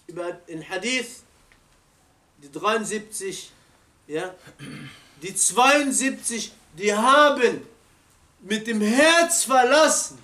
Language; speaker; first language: German; non-native, learner; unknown